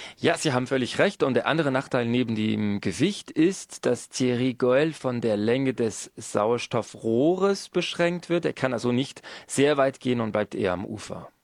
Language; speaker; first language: German; non-native, local second language; French